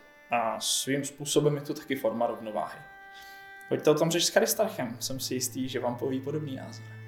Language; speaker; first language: Czech; native; Czech